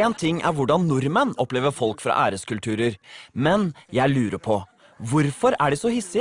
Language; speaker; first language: Norwegian; native; Norwegian